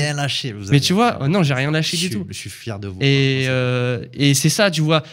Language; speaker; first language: French; native; French